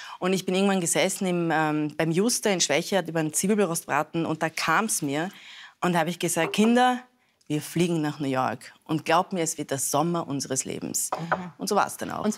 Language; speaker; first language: German; early bilingual, other home language; Persian